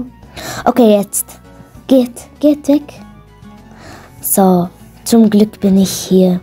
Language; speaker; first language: German; non-native, learner; Arabic